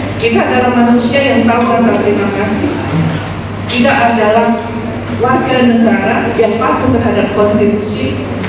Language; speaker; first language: Indonesian; native; Indonesian